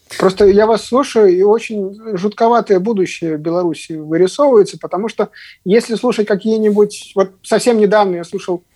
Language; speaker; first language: Russian; native; Russian